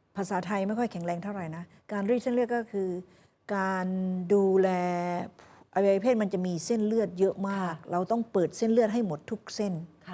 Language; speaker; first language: Thai; early bilingual, heritage; Thai